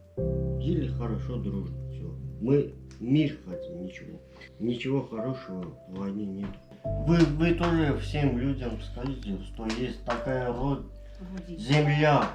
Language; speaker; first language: Russian; non-native, local second language; Armenian